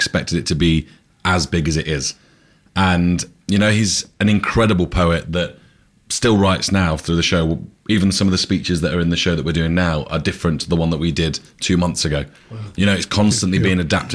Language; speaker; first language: English; native; English